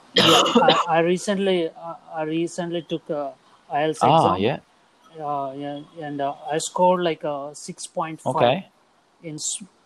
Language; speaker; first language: English; non-native, local second language; Telugu